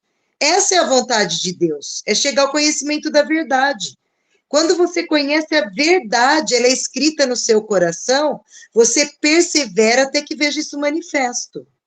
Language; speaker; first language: Portuguese; native; Portuguese